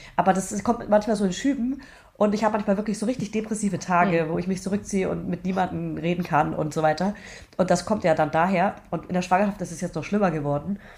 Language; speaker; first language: German; native; German